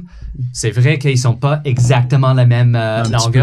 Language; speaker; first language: French; non-native, fluent; English